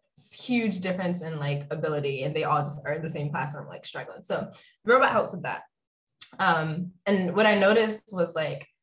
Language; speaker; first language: English; native; English